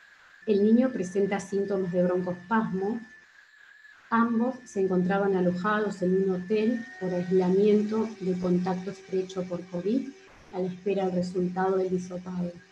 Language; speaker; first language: Spanish; native; Spanish